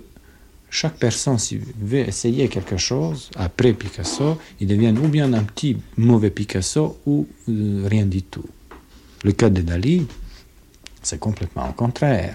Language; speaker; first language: French; non-native, fluent; Croatian